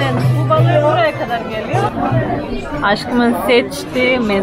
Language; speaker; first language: Turkish; non-native, fluent; Slovenian